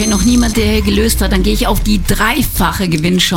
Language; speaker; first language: German; native; German